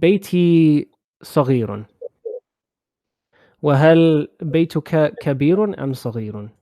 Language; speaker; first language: Arabic; non-native, fluent; English